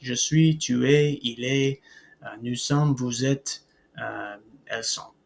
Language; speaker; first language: French; non-native, fluent; English